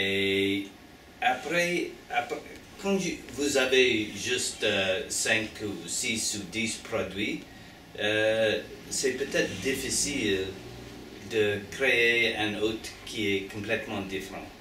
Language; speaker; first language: French; non-native, learner; English